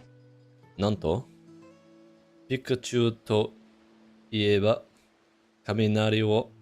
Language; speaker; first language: Japanese; non-native, fluent; English